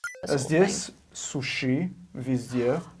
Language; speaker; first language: Russian; non-native, fluent; English